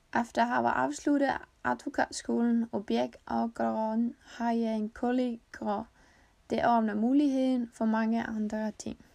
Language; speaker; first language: Danish; non-native, learner; Icelandic